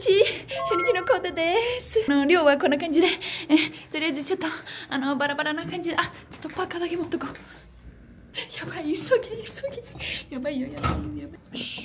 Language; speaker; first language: Japanese; native; Japanese